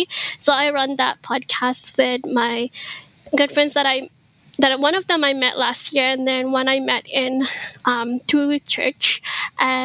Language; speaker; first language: English; early bilingual, other home language; Iloko